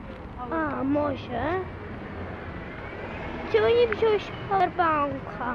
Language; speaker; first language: Polish; early bilingual, heritage; Polish